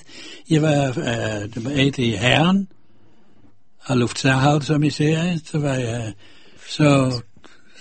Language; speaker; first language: Danish; non-native, fluent; Dutch